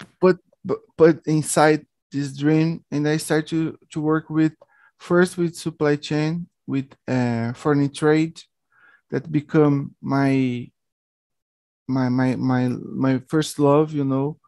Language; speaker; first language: English; non-native, learner; Portuguese